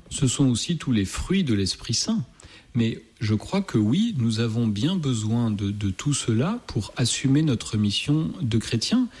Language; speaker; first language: French; native; French